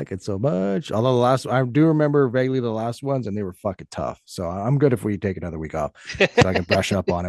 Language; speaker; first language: English; native; English